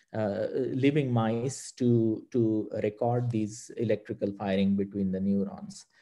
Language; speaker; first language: English; non-native, local second language; Marathi